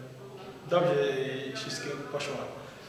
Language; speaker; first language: Polish; non-native, learner; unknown